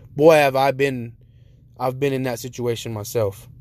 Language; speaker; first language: English; native; English